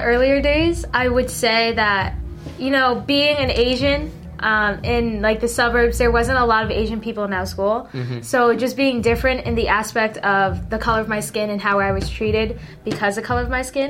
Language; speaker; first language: English; early bilingual, other home language; Min Nan Chinese